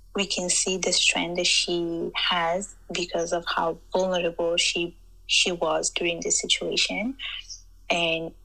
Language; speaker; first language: English; early bilingual, heritage; Italian